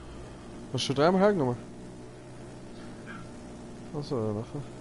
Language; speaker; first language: German; native; German